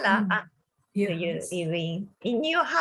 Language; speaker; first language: English; non-native, learner; Japanese